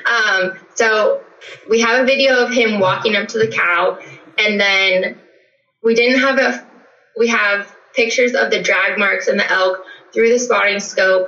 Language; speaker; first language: English; native; English